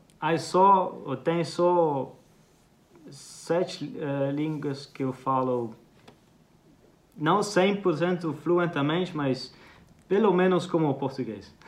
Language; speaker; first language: Portuguese; non-native, fluent; Dutch